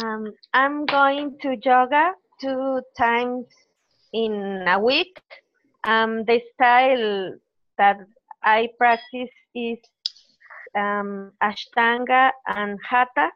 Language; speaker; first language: English; non-native, learner; Spanish